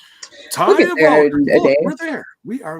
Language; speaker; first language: English; native; English